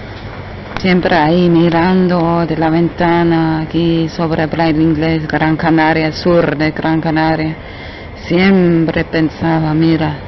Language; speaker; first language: Spanish; non-native, fluent; German